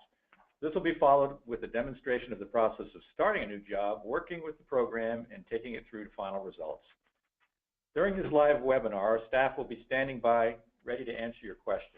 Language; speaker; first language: English; native; English